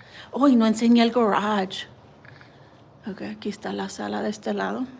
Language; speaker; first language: Spanish; early bilingual, heritage; Spanish